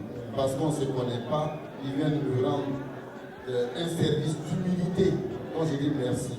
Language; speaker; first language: French; non-native, local second language; Dyula